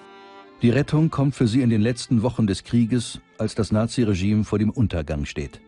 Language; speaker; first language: German; native; German